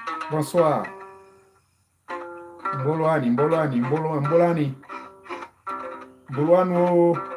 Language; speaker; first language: French; non-native, local second language; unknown